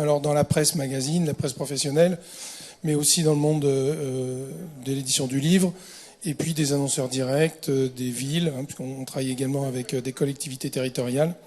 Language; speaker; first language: French; native; French